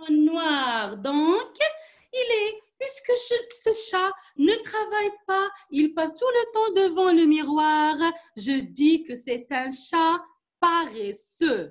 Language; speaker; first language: French; non-native, local second language; Arabic